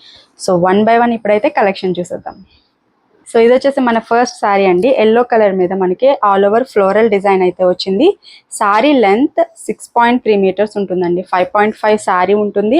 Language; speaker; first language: Telugu; native; Telugu